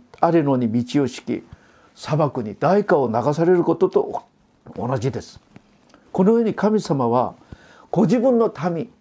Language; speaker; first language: Japanese; non-native, fluent; Korean